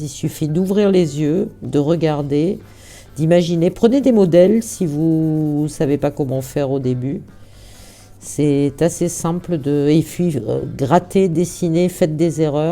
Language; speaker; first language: French; native; French